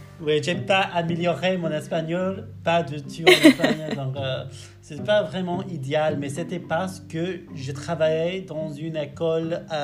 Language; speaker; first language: French; non-native, learner; English